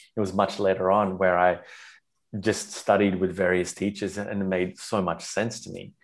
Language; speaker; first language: English; non-native, local second language; Sinhala